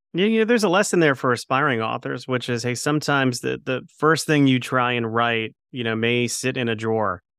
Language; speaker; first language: English; native; English